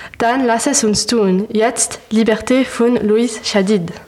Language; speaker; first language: German; non-native, learner; French